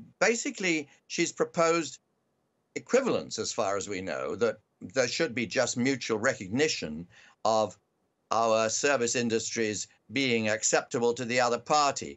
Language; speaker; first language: English; native; English